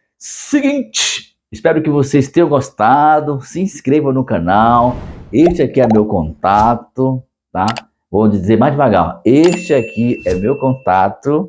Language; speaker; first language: Portuguese; native; Portuguese